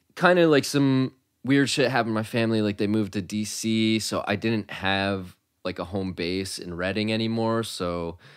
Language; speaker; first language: English; native; English